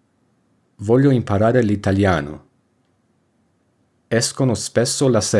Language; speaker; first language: Italian; non-native, fluent; English